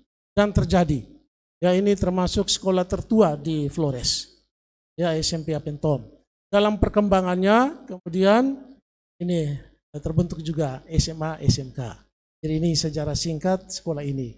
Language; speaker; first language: Indonesian; native; Indonesian